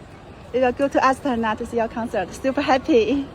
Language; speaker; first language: English; non-native, learner; Chinese